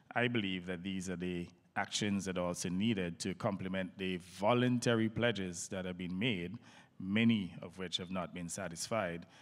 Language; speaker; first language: English; native; English